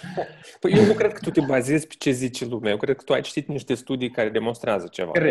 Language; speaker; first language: Romanian; native; Romanian